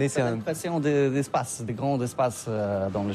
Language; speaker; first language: French; non-native, learner; Polish